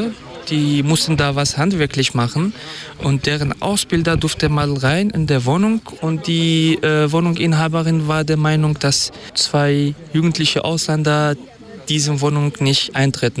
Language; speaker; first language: German; non-native, fluent; Kurdish